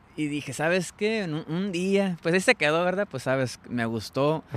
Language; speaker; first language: Spanish; early bilingual, heritage; Spanish